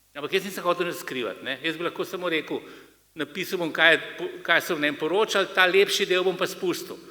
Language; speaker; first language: Slovenian; native; Slovenian